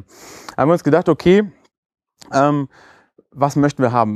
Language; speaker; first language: German; native; German